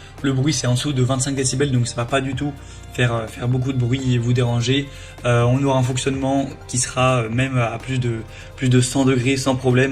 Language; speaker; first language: French; native; French